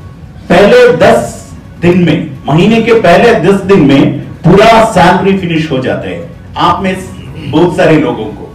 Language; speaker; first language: Hindi; non-native, fluent; Bangla